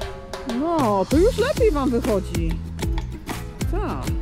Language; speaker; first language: Polish; native; Polish